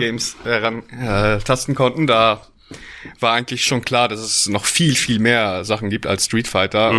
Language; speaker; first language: German; native; German